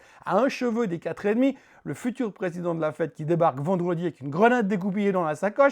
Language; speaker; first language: French; native; French